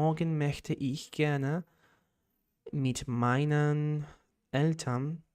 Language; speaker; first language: German; non-native, learner; Spanish